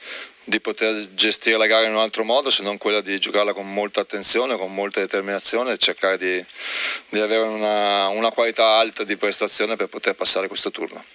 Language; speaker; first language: Italian; native; Italian